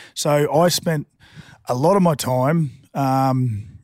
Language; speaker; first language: English; native; English